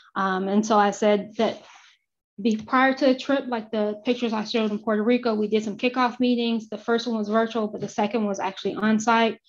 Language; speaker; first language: English; native; English